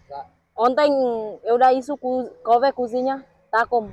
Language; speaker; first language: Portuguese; non-native, learner; Vietnamese